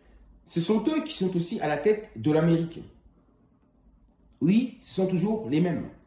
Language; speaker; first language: French; non-native, local second language; Kongo